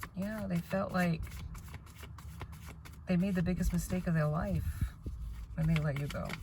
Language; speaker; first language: English; native; English